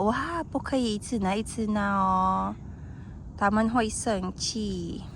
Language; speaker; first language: Chinese; non-native, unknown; Filipino